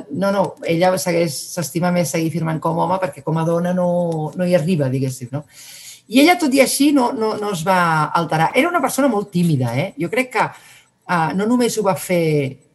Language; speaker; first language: Catalan; native; Catalan